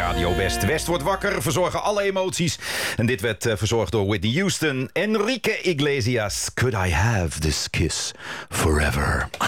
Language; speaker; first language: Dutch; native; Dutch